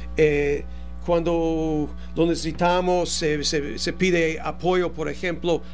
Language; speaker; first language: Spanish; non-native, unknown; English